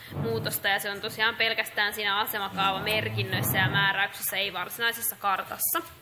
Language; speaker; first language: Finnish; native; Finnish